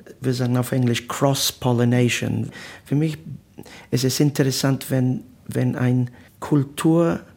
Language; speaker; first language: German; non-native, learner; Italian